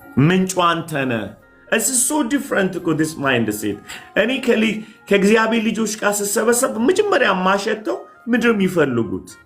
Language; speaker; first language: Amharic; non-native, fluent; Somali